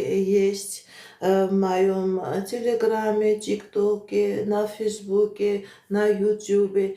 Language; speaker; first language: Russian; non-native, fluent; Armenian